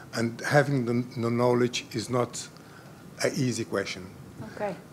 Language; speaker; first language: English; non-native, fluent; Portuguese